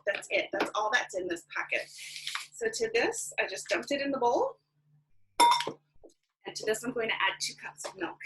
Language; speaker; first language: English; native; English